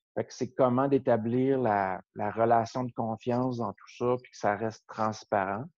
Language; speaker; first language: French; native; French